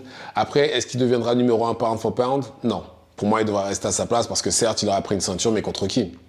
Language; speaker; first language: French; native; French